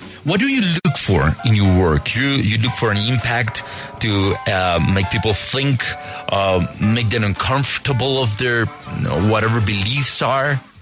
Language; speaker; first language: English; non-native, fluent; Spanish